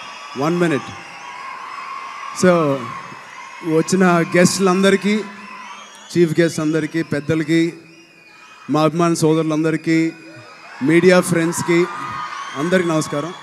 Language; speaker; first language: Telugu; native; Telugu